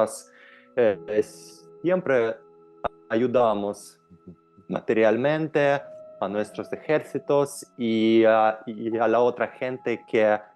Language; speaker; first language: Spanish; non-native, fluent; Ukrainian